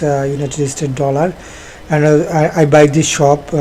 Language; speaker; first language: English; non-native, learner; Bangla